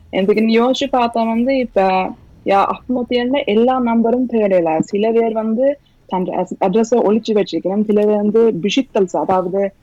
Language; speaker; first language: Tamil; early bilingual, heritage; Tamil